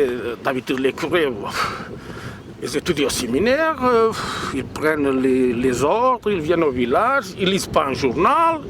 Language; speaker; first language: French; non-native, fluent; Portuguese